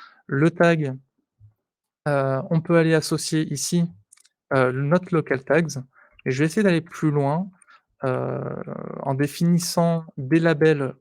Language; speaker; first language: French; native; French